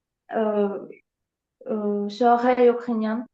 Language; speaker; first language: French; non-native, learner; Ukrainian